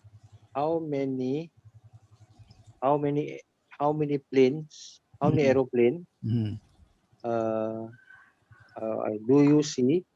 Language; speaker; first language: English; non-native, learner; Malay